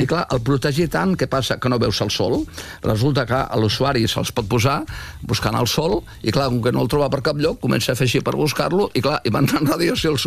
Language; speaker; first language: Catalan; native; Catalan